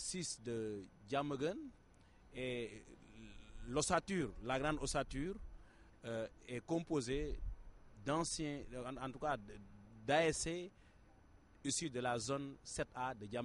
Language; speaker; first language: French; non-native, local second language; Wolof